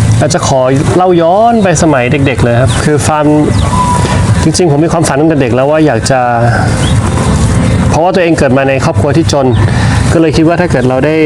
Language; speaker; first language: Thai; native; Thai